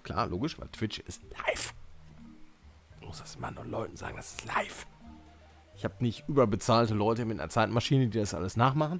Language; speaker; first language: German; native; German